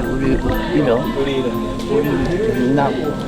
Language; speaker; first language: Korean; early bilingual, heritage; Korean